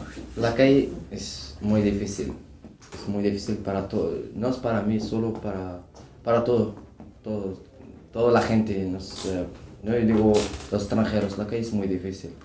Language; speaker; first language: Spanish; non-native, learner; Arabic